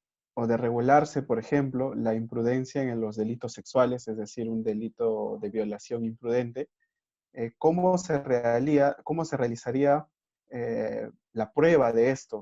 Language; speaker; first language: Spanish; native; Spanish